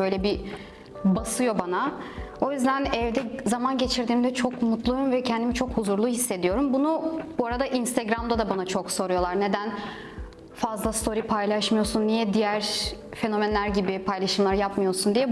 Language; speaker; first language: Turkish; non-native, fluent; Russian